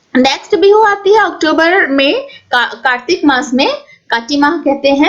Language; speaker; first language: Hindi; non-native, local second language; Assamese